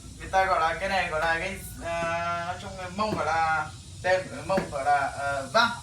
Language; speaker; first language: Vietnamese; non-native, local second language; Hmong